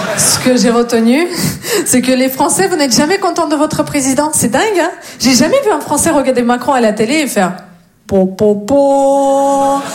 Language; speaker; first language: French; non-native, fluent; Russian